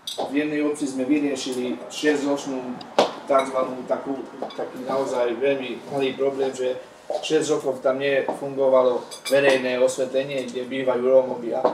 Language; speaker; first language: Slovak; non-native, local second language; Hungarian